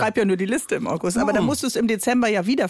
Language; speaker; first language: German; native; German